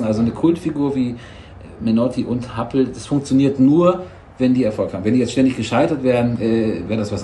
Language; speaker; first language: German; native; German